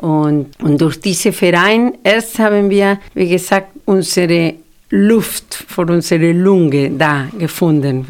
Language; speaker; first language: German; non-native, fluent; Spanish